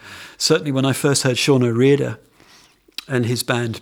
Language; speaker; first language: English; native; English